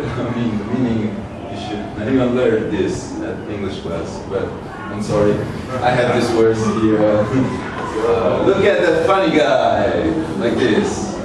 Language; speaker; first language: English; non-native, learner; Italian